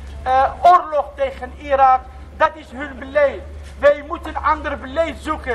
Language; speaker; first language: Dutch; non-native, learner; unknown